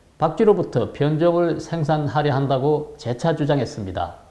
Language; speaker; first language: Korean; native; Korean